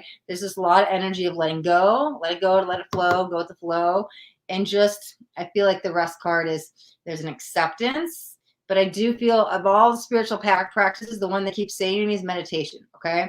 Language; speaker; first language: English; native; English